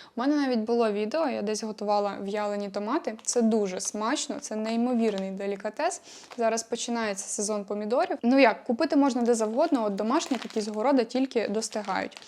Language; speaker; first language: Ukrainian; non-native, local second language; Russian